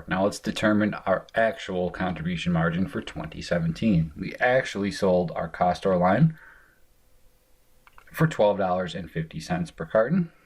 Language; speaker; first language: English; native; English